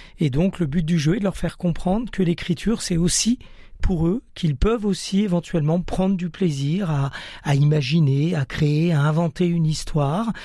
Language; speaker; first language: French; early bilingual, other home language; Italian